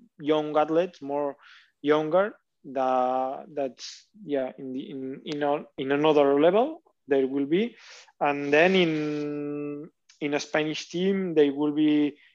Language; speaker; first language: English; non-native, learner; Catalan